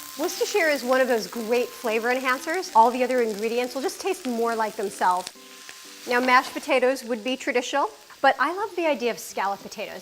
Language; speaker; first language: English; native; English